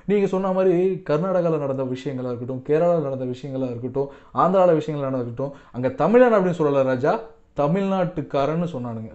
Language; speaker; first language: Tamil; non-native, local second language; Telugu